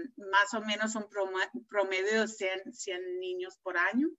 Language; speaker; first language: Spanish; non-native, fluent; English